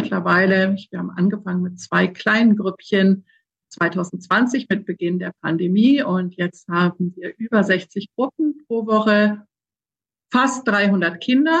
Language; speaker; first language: German; native; German